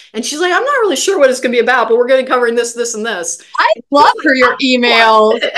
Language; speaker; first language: English; native; English